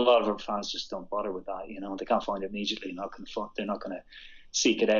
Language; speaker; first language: English; native; English